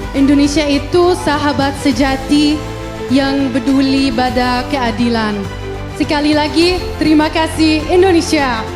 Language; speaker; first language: Indonesian; non-native, fluent; Arabic